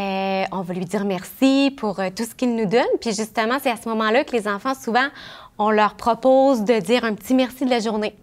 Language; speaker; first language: French; native; French